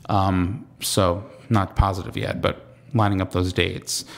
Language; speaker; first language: English; native; English